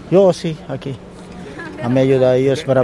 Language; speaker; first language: Spanish; non-native, learner; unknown